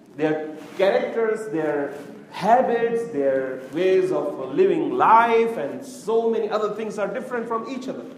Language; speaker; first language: English; non-native, local second language; Urdu